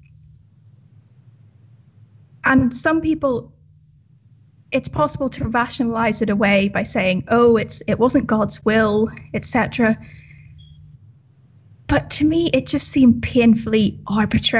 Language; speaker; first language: English; native; English